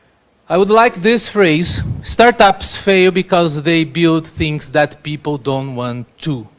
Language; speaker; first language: English; non-native, learner; Portuguese